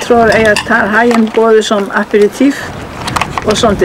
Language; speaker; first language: Danish; non-native, fluent; Icelandic